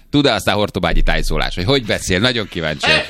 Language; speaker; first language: Hungarian; native; Hungarian